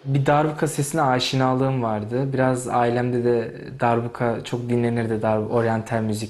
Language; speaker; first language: Turkish; native; Turkish